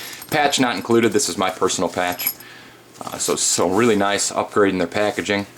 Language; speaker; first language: English; native; English